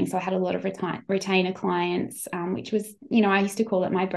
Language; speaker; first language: English; native; English